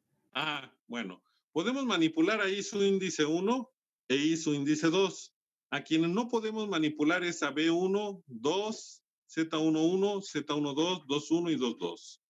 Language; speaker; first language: Spanish; native; Spanish